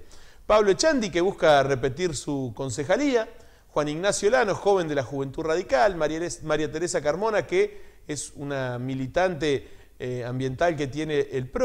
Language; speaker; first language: Spanish; native; Spanish